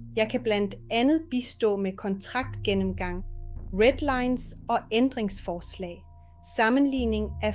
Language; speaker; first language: Danish; non-native, fluent; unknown